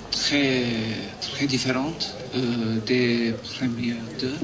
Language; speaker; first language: French; non-native, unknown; Maltese